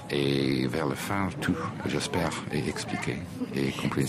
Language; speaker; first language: French; non-native, fluent; English